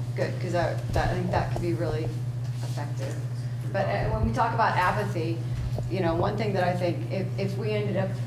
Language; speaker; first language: English; native; English